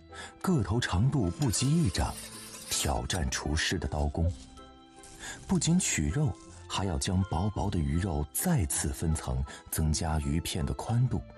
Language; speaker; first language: Chinese; native; Chinese